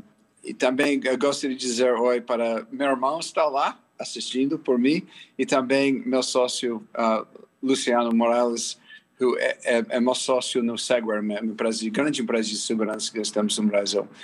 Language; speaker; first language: Portuguese; non-native, fluent; English